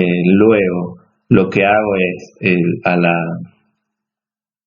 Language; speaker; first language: Spanish; native; Spanish